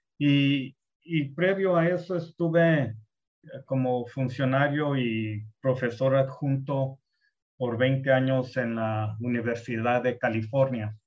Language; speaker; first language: Spanish; early bilingual, heritage; Spanish